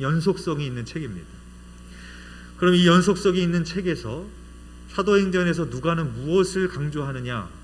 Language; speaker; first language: Korean; native; Korean